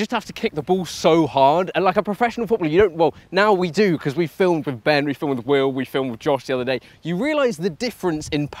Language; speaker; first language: English; native; English